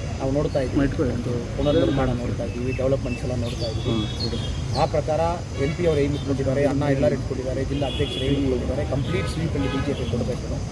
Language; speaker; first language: Kannada; non-native, local second language; Tamil